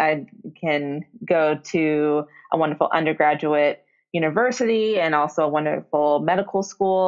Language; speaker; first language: English; native; English